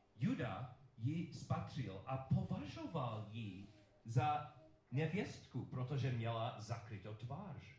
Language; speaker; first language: Czech; non-native, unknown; English